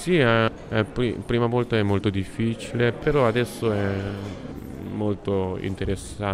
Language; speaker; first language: Italian; non-native, learner; Korean